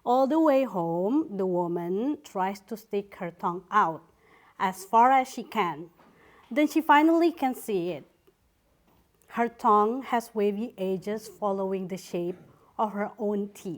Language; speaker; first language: English; non-native, fluent; Indonesian